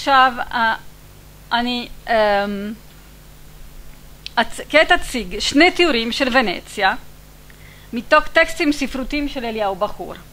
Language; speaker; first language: Hebrew; non-native, fluent; Italian